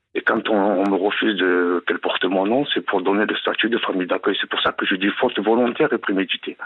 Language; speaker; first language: French; native; French